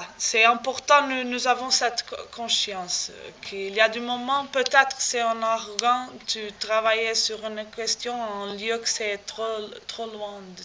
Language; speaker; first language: French; non-native, learner; Portuguese